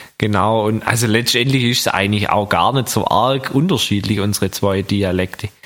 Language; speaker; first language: German; native; German